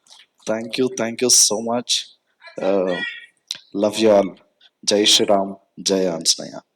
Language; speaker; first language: Telugu; non-native, learner; Kannada